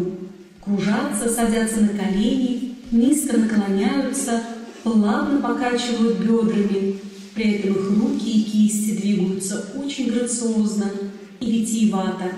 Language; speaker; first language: Russian; native; Russian